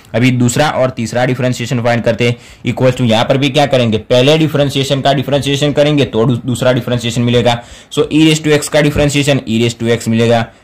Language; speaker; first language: Hindi; non-native, local second language; Gujarati